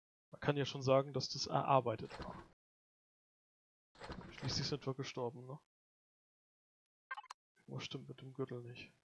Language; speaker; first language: German; native; German